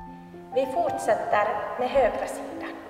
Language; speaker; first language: Swedish; non-native, local second language; Finnish